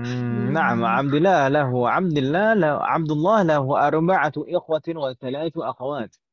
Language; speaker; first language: Arabic; non-native, fluent; Indonesian